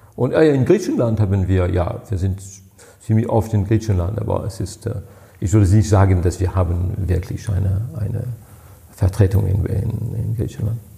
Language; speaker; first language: German; non-native, fluent; French